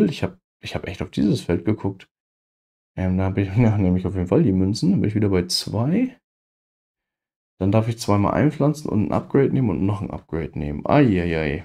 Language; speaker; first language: German; native; German